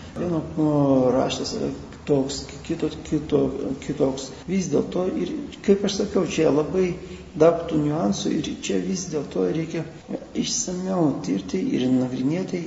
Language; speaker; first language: Lithuanian; non-native, local second language; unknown